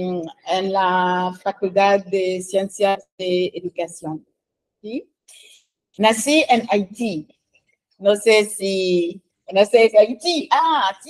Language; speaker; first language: Spanish; non-native, fluent; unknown